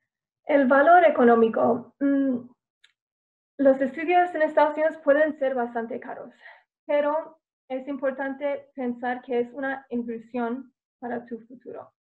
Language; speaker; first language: Spanish; non-native, fluent; English